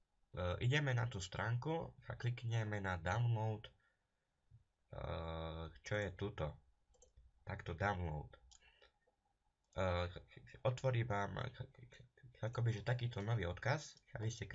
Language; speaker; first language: Slovak; native; Slovak